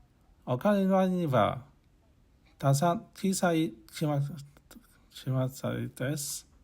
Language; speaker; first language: Japanese; non-native, learner; English